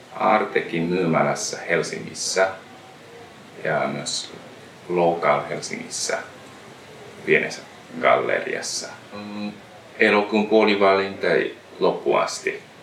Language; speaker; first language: Finnish; non-native, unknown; Japanese